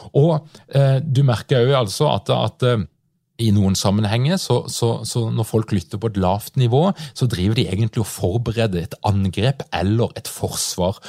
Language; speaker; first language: Norwegian; native; Norwegian